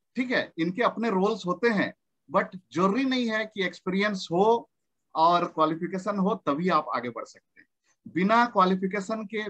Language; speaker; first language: Hindi; native; Hindi